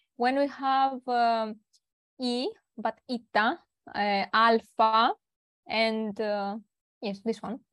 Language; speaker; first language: English; non-native, learner; Greek